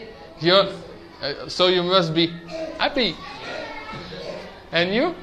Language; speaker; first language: English; non-native, learner; French